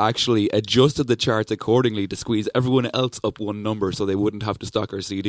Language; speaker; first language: English; native; English